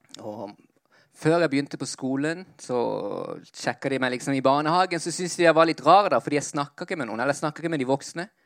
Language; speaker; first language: Norwegian; early bilingual, other home language; Spanish